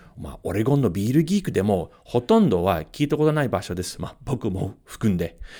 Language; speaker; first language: Japanese; non-native, fluent; English